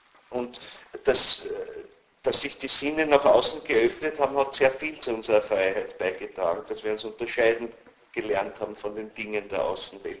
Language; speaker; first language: German; native; German